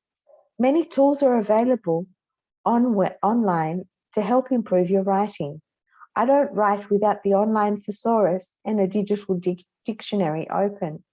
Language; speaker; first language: English; non-native, fluent; Hebrew